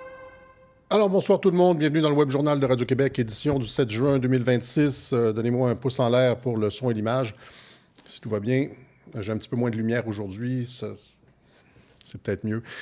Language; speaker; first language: French; native; French